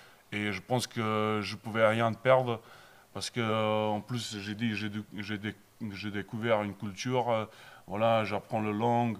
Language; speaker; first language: French; non-native, learner; Bosnian